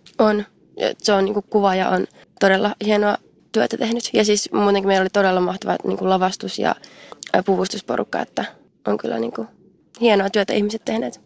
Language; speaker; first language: Finnish; native; Finnish